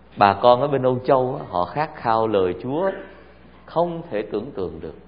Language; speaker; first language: Vietnamese; native; Vietnamese